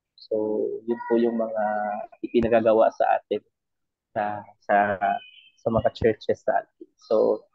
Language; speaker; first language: Filipino; non-native, local second language; Cebuano